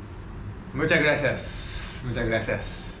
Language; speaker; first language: Spanish; non-native, learner; Japanese